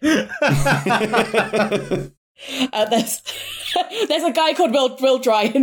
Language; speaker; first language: English; native; English